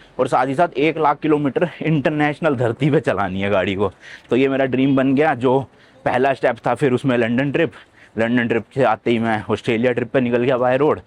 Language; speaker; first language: Hindi; native; Hindi